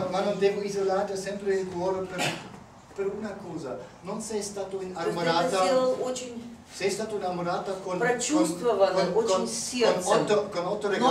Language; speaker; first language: Italian; non-native, learner; German